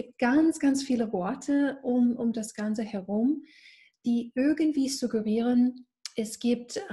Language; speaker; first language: German; non-native, fluent; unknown